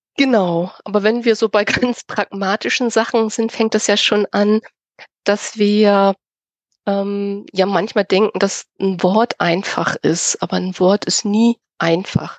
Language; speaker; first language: German; native; German